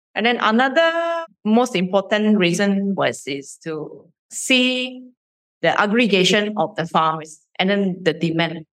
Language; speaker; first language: English; non-native, fluent; Japanese